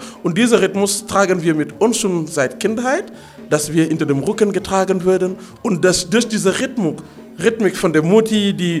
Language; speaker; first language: German; non-native, fluent; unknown